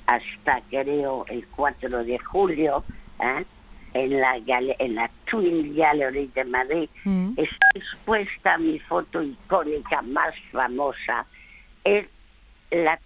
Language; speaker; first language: Spanish; early bilingual, other home language; French